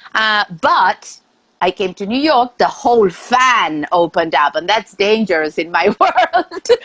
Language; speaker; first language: English; non-native, fluent; Spanish